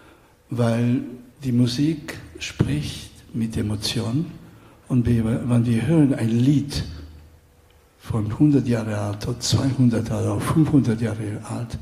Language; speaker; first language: German; non-native, fluent; Catalan